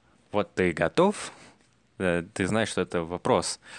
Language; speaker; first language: Russian; non-native, learner; English